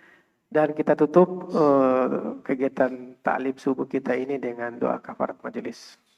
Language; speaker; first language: Indonesian; native; Indonesian